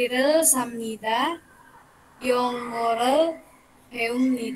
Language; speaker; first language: Korean; non-native, learner; Indonesian